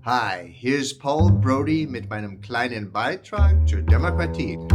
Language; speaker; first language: German; non-native, fluent; English